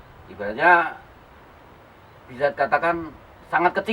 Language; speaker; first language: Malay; non-native, local second language; Javanese